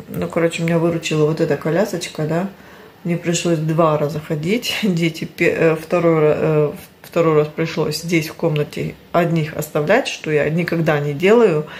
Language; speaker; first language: Russian; early bilingual, heritage; Russian